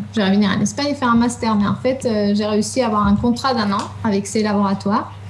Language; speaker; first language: French; non-native, fluent; Spanish